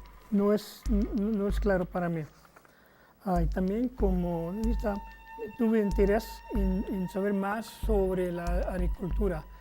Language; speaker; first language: Spanish; non-native, fluent; English